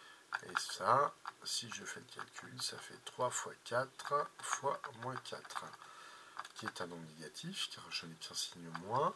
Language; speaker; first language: French; native; French